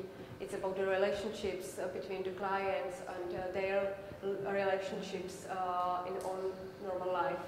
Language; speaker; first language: English; non-native, learner; Czech